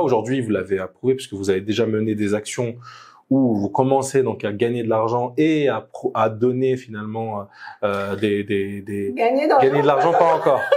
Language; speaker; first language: French; native; French